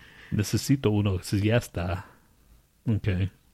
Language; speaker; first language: Spanish; non-native, learner; English